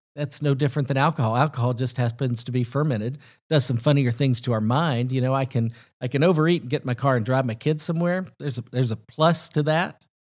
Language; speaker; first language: English; native; English